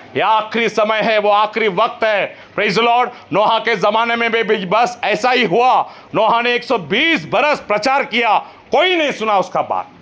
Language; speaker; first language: Hindi; non-native, local second language; Marathi